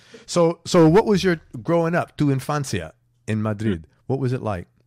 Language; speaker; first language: English; native; English